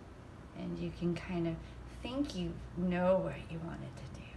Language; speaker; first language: English; native; English